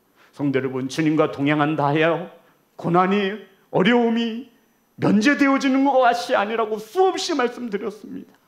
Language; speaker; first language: Korean; native; Korean